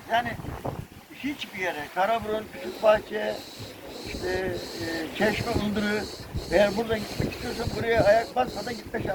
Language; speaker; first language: Turkish; native; Turkish